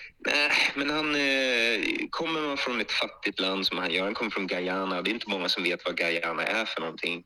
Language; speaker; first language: Swedish; early bilingual, other home language; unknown